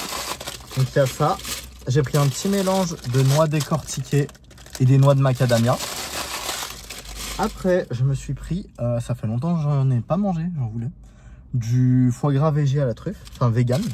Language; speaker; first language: French; native; French